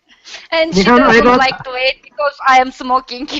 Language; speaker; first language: English; non-native, learner; Turkish